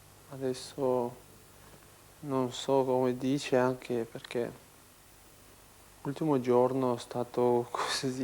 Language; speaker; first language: Italian; non-native, learner; Uzbek